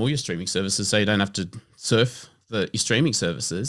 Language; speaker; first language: English; native; English